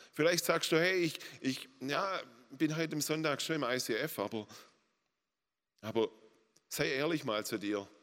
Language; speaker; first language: German; native; German